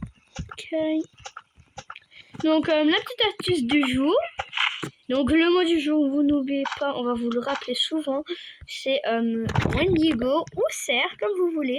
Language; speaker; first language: French; native; French